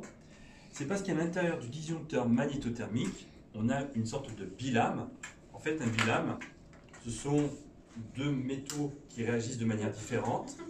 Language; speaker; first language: French; native; French